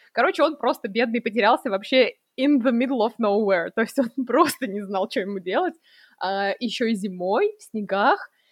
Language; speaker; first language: Russian; native; Russian